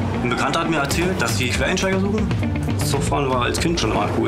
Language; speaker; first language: German; native; German